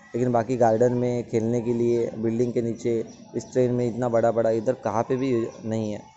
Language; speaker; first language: Hindi; non-native, local second language; Marathi